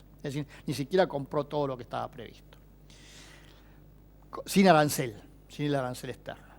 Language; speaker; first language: Spanish; native; Spanish